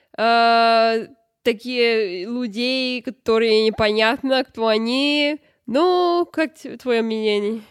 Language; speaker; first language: Russian; non-native, learner; English